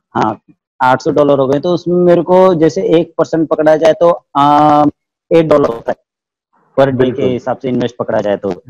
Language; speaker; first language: Hindi; non-native, local second language; Marathi